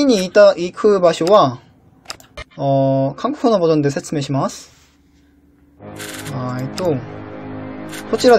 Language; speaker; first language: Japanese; non-native, learner; Korean